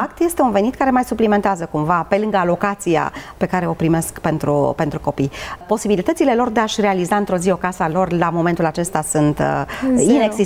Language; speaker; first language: Romanian; native; Romanian